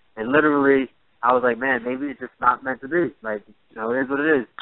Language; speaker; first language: English; native; English